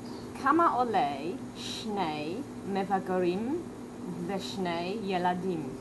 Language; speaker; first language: Hebrew; non-native, learner; English